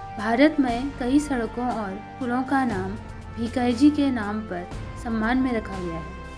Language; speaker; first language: Hindi; native; Hindi